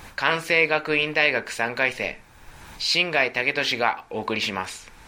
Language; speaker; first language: Japanese; native; Japanese